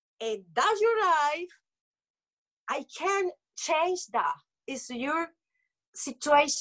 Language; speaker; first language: English; non-native, local second language; Spanish